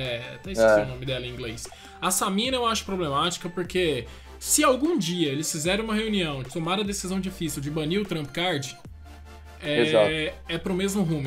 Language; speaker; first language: Portuguese; native; Portuguese